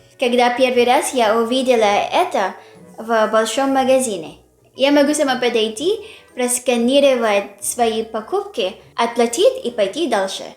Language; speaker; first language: Russian; non-native, fluent; Filipino